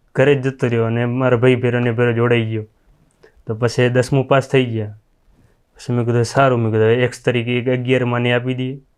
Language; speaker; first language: Gujarati; non-native, local second language; Kachhi